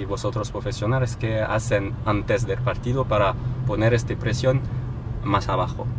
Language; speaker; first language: Spanish; non-native, learner; French